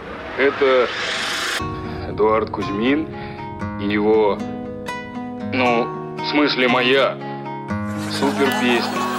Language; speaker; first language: Russian; native; Russian